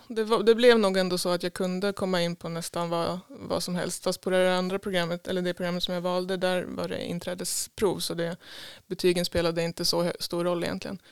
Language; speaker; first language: Swedish; native; Swedish